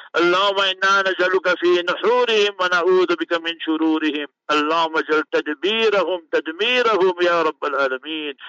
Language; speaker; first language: Arabic; non-native, fluent; English